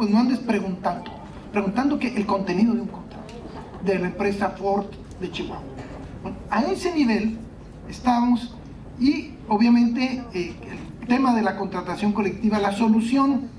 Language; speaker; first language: Spanish; native; Spanish